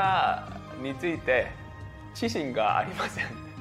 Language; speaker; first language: Japanese; non-native, learner; Korean